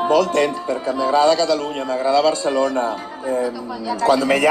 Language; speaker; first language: Catalan; non-native, learner; Spanish